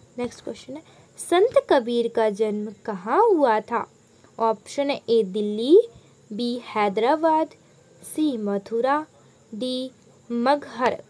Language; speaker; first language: Hindi; native; Hindi